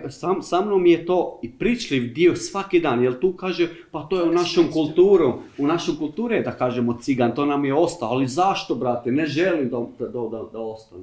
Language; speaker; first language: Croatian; non-native, learner; Albanian